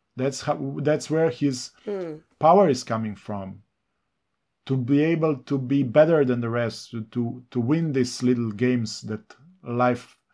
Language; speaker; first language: English; non-native, fluent; Serbian